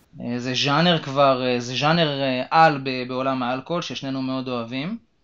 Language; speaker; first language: Hebrew; native; Hebrew